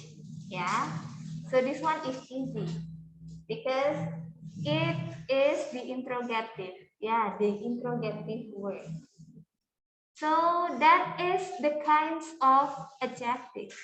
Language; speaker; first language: English; non-native, fluent; Indonesian